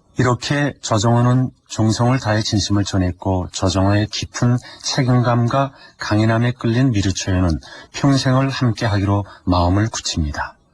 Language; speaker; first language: Korean; native; Korean